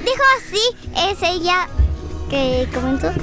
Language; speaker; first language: Spanish; early bilingual, other home language; French